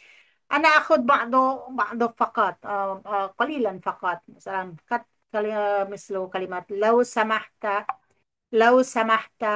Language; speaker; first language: Arabic; non-native, fluent; Indonesian